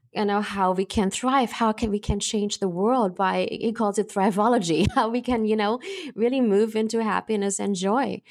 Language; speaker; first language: English; non-native, fluent; German